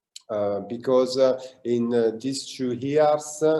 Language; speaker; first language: English; non-native, learner; Italian